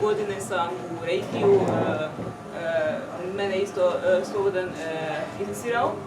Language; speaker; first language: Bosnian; non-native, local second language; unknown